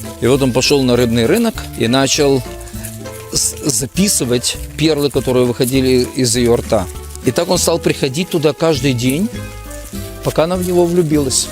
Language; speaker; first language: Russian; native; Russian